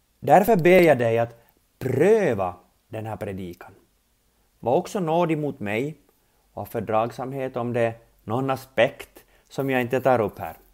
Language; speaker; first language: Swedish; native; Swedish